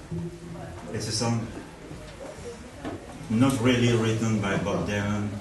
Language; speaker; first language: English; non-native, learner; French